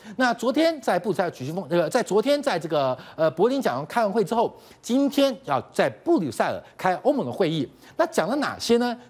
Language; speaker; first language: Chinese; native; Chinese